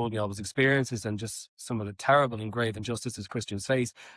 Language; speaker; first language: English; native; English